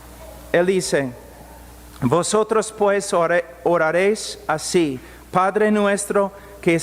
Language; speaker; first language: Spanish; non-native, fluent; English